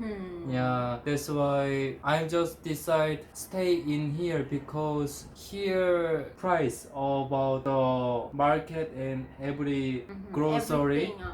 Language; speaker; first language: English; non-native, learner; Korean